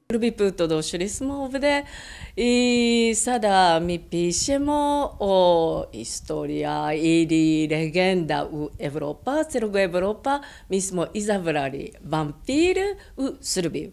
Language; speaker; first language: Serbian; non-native, learner; Japanese